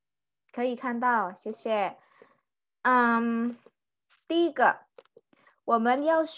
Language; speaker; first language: Chinese; non-native, fluent; Indonesian